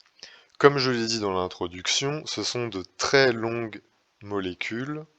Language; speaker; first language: French; native; French